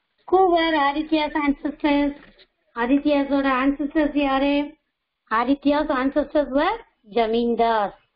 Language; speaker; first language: English; non-native, local second language; Tamil